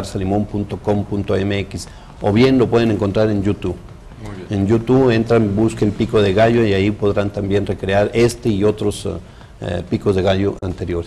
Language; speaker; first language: Spanish; native; Spanish